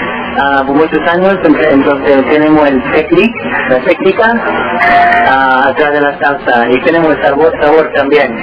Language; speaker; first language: Spanish; early bilingual, heritage; Spanish